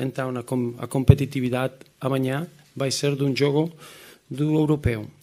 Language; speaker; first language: Portuguese; non-native, fluent; Spanish